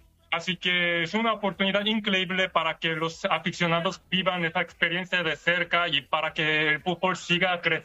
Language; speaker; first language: Spanish; non-native, learner; Korean